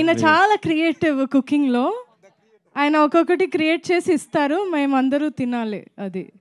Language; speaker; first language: Telugu; non-native, fluent; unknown